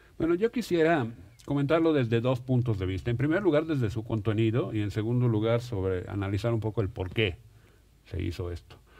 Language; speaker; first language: Spanish; non-native, fluent; Italian